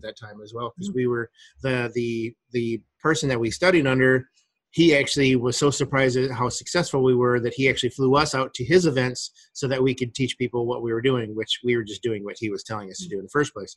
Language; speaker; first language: English; native; English